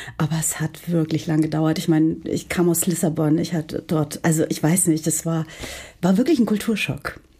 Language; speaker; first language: German; early bilingual, heritage; Portuguese